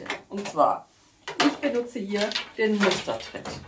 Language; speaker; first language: German; native; German